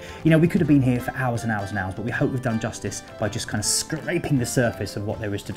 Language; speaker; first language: English; native; English